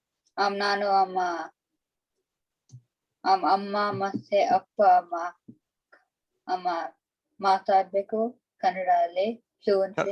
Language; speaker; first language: Kannada; early bilingual, heritage; English